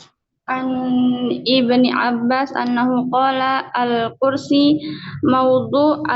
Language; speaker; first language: Arabic; non-native, fluent; Indonesian